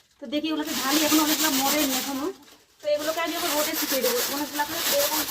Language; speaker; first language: Bangla; non-native, local second language; Santali